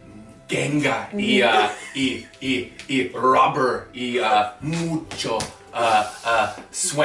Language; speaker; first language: Spanish; non-native, learner; English